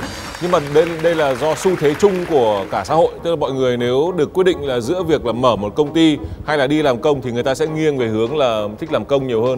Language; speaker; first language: Vietnamese; native; Vietnamese